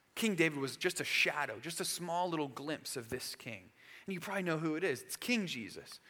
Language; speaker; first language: English; native; English